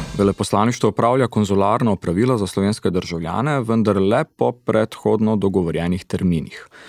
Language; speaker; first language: Slovenian; early bilingual, heritage; Slovenian